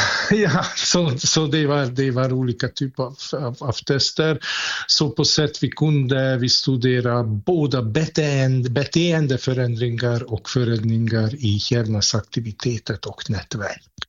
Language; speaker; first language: Swedish; non-native, fluent; Hungarian